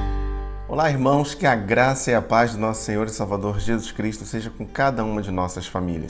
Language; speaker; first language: Portuguese; native; Portuguese